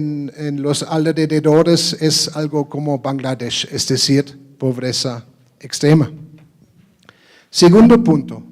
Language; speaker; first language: Spanish; non-native, fluent; German